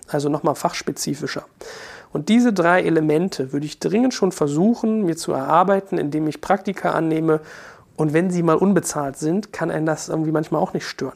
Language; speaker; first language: German; native; German